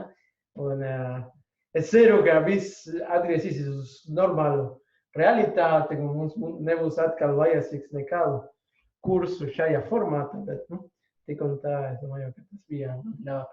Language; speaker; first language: Latvian; non-native, fluent; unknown